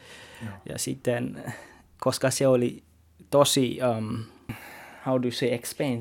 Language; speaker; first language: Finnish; non-native, learner; Tswana